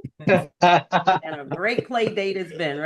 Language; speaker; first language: English; native; English